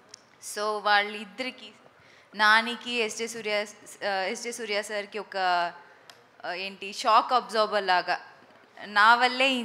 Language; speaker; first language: Telugu; non-native, local second language; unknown